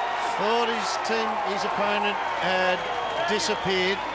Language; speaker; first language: English; native; English